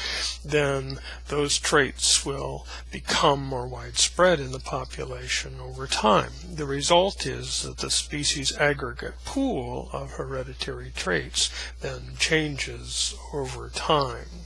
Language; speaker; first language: English; native; English